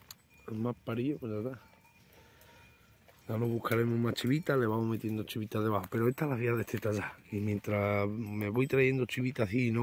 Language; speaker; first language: Spanish; native; Spanish